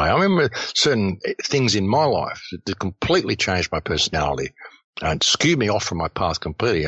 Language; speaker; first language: English; native; English